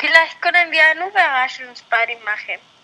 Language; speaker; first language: German; non-native, learner; Spanish